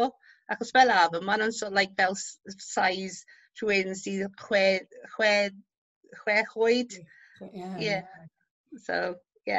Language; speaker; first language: Welsh; non-native, local second language; English